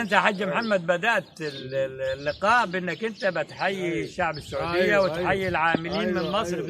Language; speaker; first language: Arabic; native; Arabic